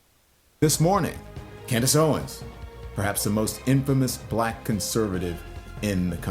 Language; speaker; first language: English; native; English